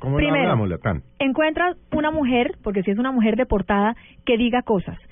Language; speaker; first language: Spanish; early bilingual, heritage; Spanish